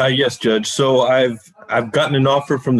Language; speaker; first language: English; native; English